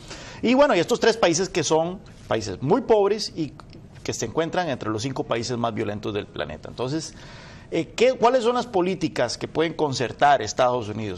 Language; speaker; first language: Spanish; native; Spanish